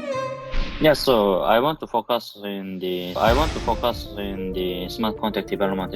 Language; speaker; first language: English; non-native, learner; Korean